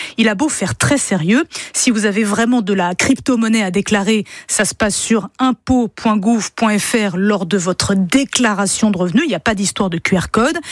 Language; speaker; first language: French; native; French